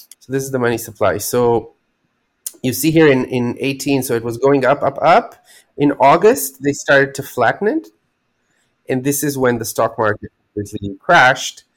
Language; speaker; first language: English; non-native, fluent; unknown